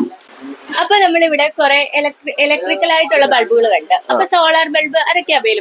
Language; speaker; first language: Malayalam; native; Malayalam